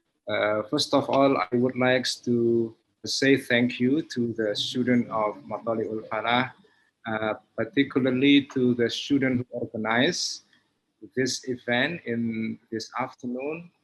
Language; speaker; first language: English; non-native, fluent; Indonesian